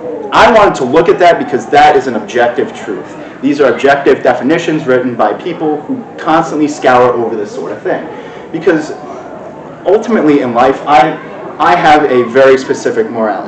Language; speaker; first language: English; native; English